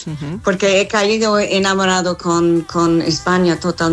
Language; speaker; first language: Spanish; non-native, fluent; English